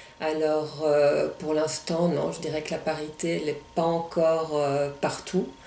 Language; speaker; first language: French; non-native, local second language; German